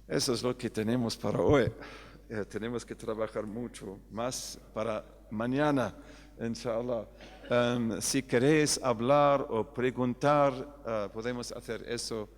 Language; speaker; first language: Spanish; non-native, fluent; English